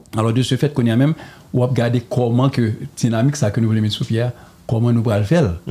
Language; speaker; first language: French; non-native, local second language; Haitian Creole